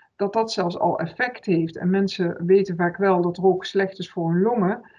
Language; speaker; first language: Dutch; native; Dutch